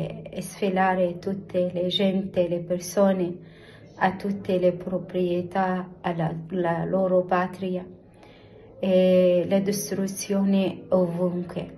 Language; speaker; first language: Italian; non-native, learner; Arabic